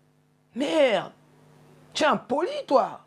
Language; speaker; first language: French; native; French